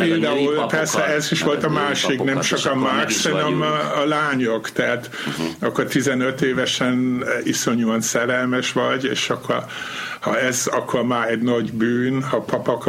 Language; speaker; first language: Hungarian; non-native, fluent; German